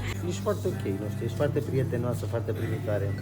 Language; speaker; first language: Romanian; native; Romanian